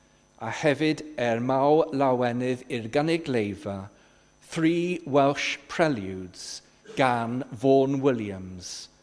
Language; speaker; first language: Welsh; non-native, fluent; English